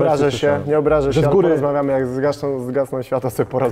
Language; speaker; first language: Polish; native; Polish